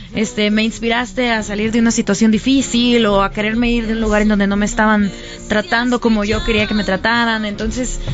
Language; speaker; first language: Spanish; native; Spanish